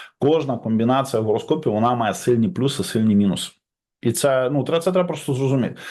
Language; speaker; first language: Ukrainian; non-native, local second language; Russian